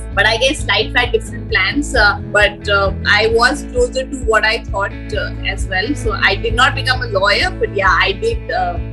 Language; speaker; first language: English; non-native, local second language; Hindi